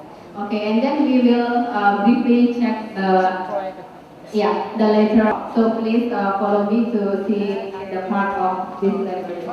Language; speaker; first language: English; non-native, local second language; Indonesian